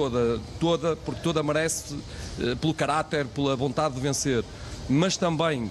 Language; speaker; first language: Portuguese; native; Portuguese